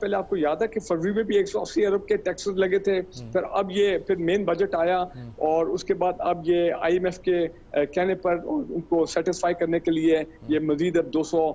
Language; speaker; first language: Urdu; native; Urdu